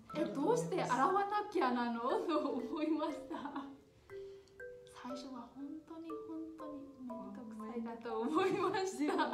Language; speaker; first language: Japanese; non-native, fluent; Burmese